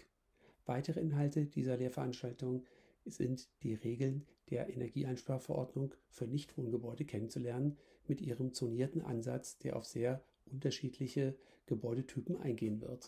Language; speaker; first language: German; native; German